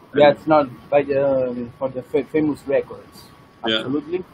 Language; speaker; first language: English; non-native, learner; Italian